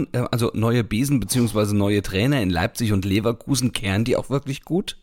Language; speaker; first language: German; native; German